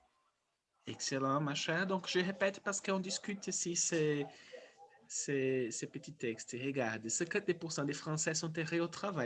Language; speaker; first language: French; non-native, fluent; Portuguese